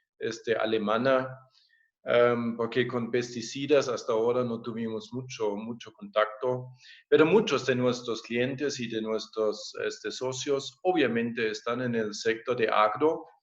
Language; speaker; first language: Spanish; non-native, fluent; German